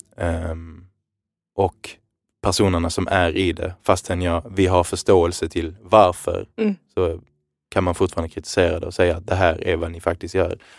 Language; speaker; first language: Swedish; early bilingual, other home language; Arabic